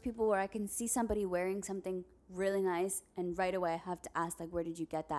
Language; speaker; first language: English; early bilingual, other home language; Spanish